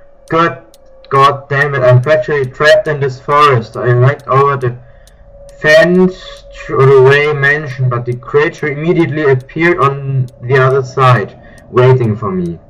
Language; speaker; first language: English; non-native, learner; German